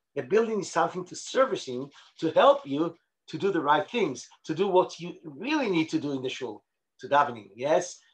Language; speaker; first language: English; non-native, fluent; Hebrew